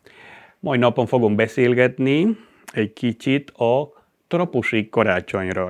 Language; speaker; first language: Hungarian; non-native, fluent; Spanish